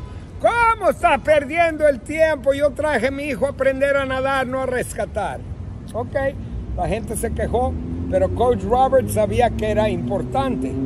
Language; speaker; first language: Spanish; non-native, fluent; English